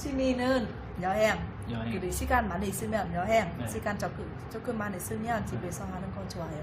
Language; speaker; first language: Korean; non-native, learner; Vietnamese